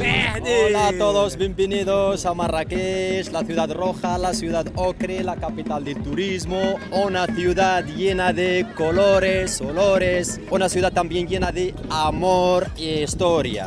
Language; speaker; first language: Spanish; non-native, fluent; Arabic